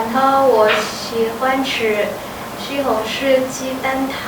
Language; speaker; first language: Chinese; non-native, learner; Indonesian